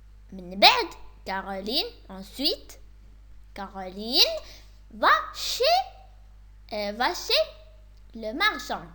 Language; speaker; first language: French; non-native, local second language; Arabic